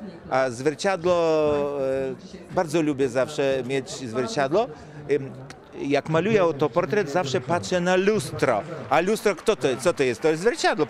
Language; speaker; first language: Polish; non-native, fluent; Lithuanian